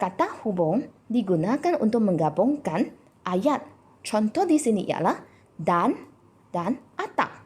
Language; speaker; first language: Indonesian; non-native, local second language; Chinese